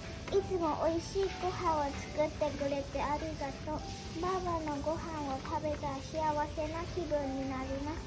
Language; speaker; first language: Japanese; early bilingual, heritage; Japanese